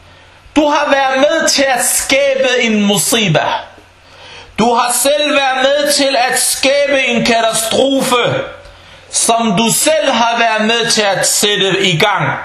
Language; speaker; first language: Danish; non-native, fluent; Arabic